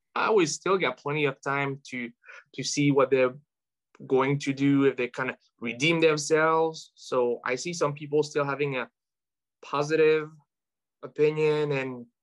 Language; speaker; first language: English; non-native, fluent; French